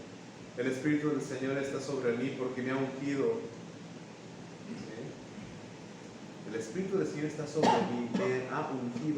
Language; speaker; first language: Spanish; native; Spanish